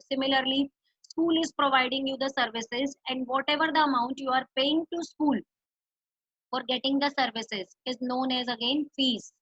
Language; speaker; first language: English; non-native, local second language; Hindi